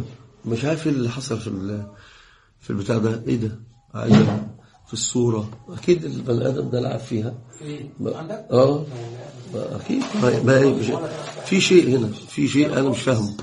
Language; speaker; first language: Arabic; native; Arabic